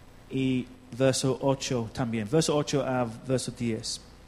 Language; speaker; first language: Spanish; non-native, learner; English